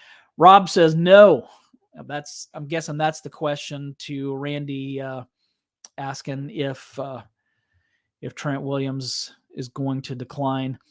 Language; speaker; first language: English; native; English